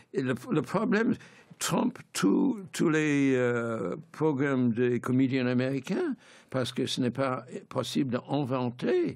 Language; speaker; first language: French; non-native, fluent; English